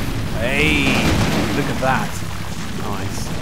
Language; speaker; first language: English; native; English